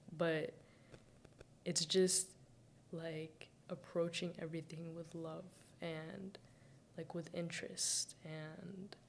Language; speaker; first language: English; early bilingual, other home language; Arabic